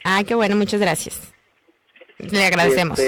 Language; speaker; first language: Spanish; native; Spanish